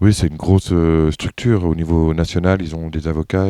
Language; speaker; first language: French; native; French